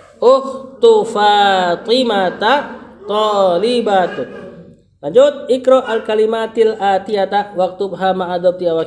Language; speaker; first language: Arabic; non-native, fluent; Indonesian